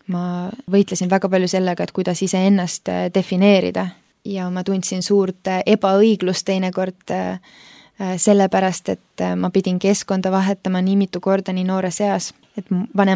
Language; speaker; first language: Estonian; early bilingual, other home language; Finnish